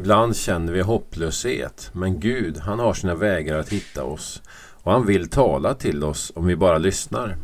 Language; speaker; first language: Swedish; native; Swedish